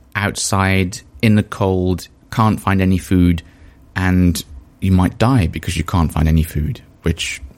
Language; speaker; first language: English; native; English